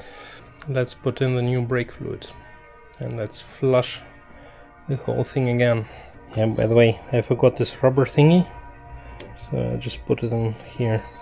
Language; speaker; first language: English; non-native, fluent; German